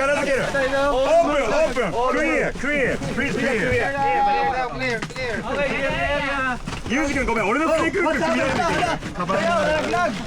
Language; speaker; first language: Japanese; native; Japanese